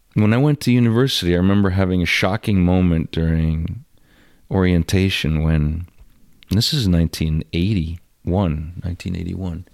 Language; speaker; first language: English; early bilingual, other home language; Russian